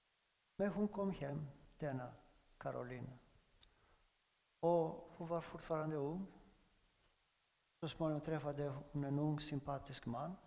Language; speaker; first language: Swedish; non-native, fluent; Greek